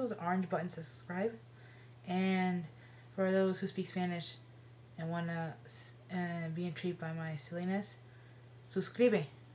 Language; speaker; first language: English; early bilingual, other home language; Spanish